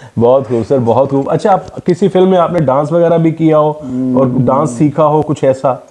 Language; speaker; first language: Urdu; non-native, local second language; Punjabi